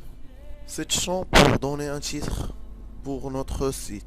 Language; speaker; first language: French; non-native, local second language; Arabic